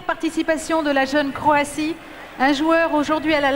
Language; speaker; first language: French; native; French